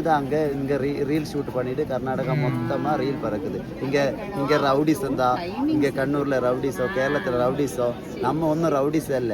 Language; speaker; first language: Tamil; non-native, learner; Malayalam